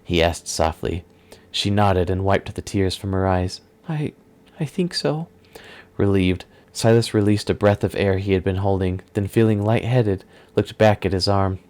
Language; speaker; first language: English; native; English